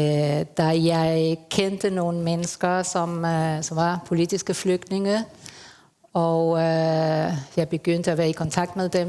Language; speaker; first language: Danish; non-native, fluent; Spanish